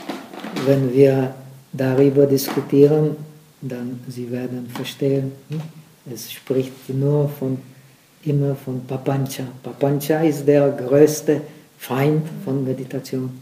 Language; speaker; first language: German; non-native, fluent; Czech